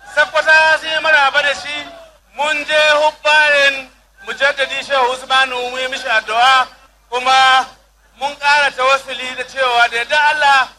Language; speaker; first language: Hausa; native; Hausa